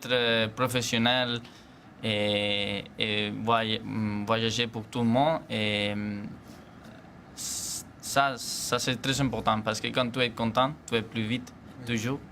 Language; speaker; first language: French; non-native, learner; Spanish